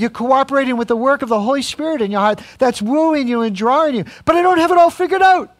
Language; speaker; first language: English; native; English